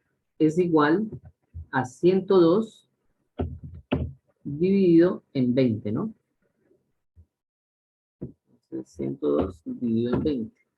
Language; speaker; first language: Spanish; native; Spanish